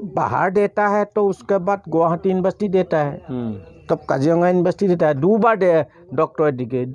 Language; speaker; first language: Hindi; non-native, local second language; Assamese